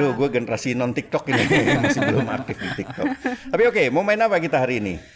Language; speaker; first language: Indonesian; native; Indonesian